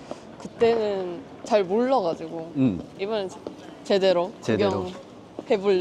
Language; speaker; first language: Korean; non-native, fluent; Japanese